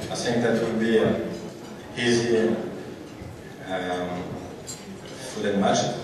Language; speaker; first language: English; non-native, fluent; French